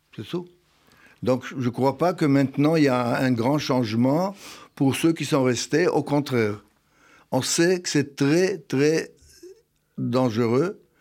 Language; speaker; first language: French; non-native, fluent; Hebrew